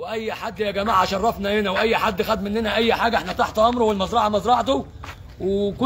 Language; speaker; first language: Arabic; native; Arabic